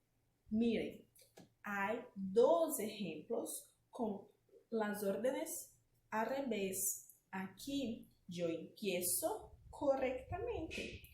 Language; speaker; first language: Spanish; non-native, fluent; Portuguese